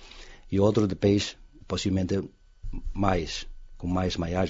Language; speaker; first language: Portuguese; non-native, fluent; Chinese